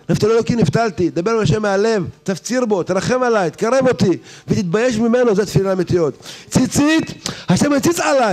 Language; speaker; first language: Hebrew; native; Hebrew